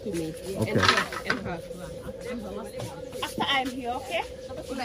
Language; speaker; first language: English; non-native, learner; Wolof